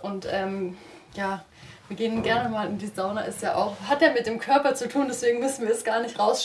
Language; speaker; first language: German; native; German